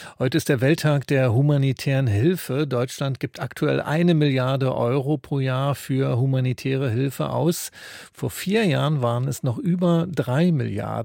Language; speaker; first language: German; native; German